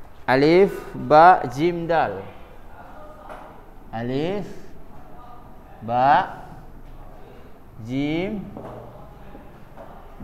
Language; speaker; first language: Arabic; non-native, fluent; Indonesian